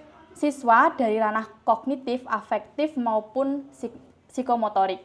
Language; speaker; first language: Indonesian; native; Indonesian